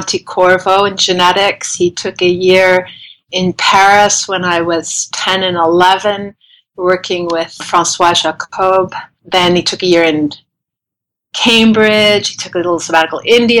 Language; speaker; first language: English; native; English